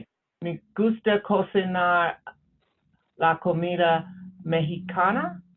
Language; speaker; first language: Spanish; non-native, learner; English